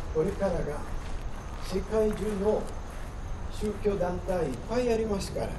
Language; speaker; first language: Japanese; non-native, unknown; Italian